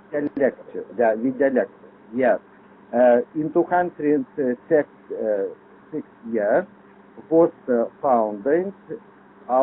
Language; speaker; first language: English; non-native, learner; Lithuanian